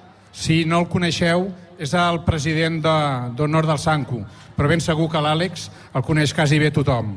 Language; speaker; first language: Catalan; native; Catalan